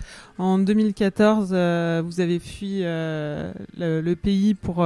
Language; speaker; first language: French; native; French